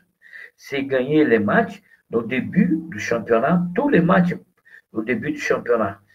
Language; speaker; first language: French; non-native, fluent; Portuguese